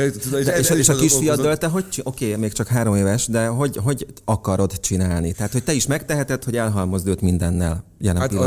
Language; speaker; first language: Hungarian; native; Hungarian